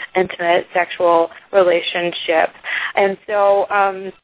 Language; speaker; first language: English; early bilingual, other home language; Icelandic